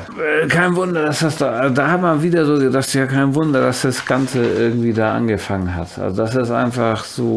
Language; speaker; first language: German; native; German